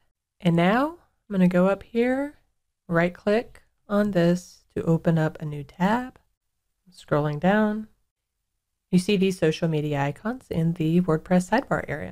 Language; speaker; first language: English; native; English